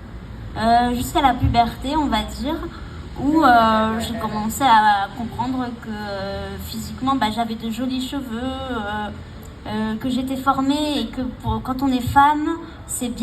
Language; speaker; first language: French; native; French